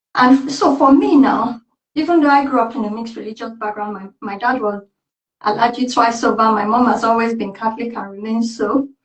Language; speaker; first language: English; non-native, local second language; Yoruba